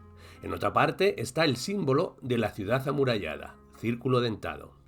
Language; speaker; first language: Spanish; native; Spanish